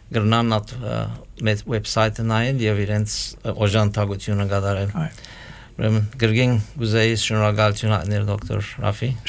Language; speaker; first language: Armenian; early bilingual, heritage; Armenian